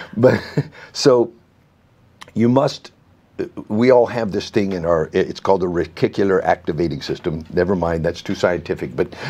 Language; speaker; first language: English; native; English